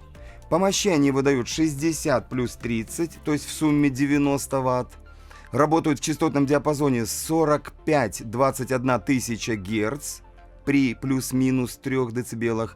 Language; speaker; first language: Russian; native; Russian